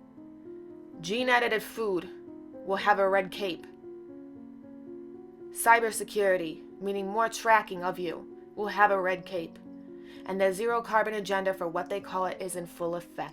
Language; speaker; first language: English; native; English